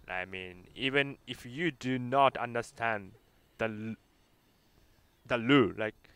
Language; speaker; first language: English; non-native, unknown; Japanese